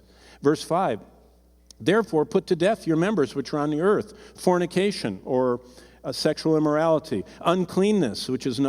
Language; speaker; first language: English; native; English